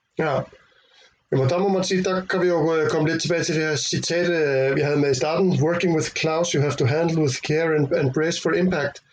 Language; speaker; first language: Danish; native; Danish